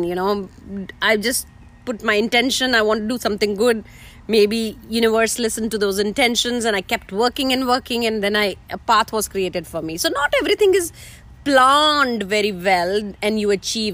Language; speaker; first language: English; non-native, local second language; Hindi